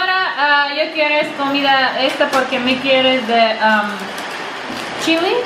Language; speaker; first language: Spanish; non-native, learner; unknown